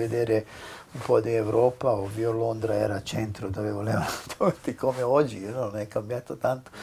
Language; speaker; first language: Italian; non-native, learner; Serbian